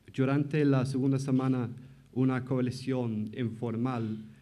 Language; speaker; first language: Spanish; non-native, fluent; English